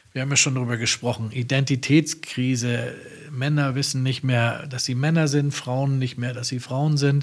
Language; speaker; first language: German; native; German